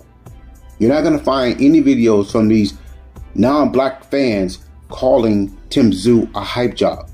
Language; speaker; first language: English; native; English